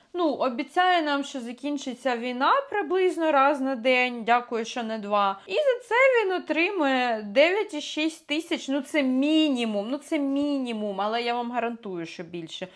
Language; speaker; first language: Ukrainian; non-native, local second language; Russian